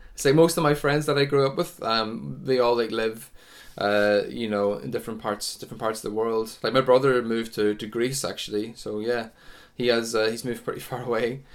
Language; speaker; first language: English; native; English